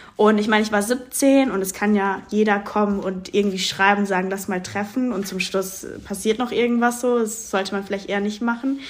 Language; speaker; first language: German; native; German